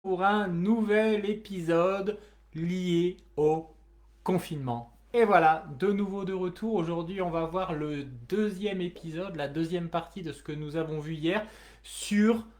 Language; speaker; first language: French; native; French